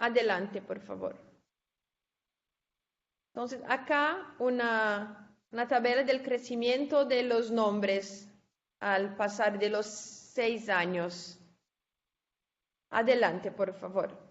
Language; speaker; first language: Spanish; non-native, fluent; Portuguese